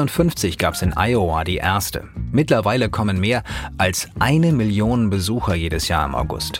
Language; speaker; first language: German; native; German